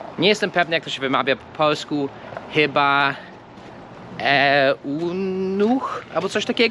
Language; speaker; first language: Polish; non-native, fluent; English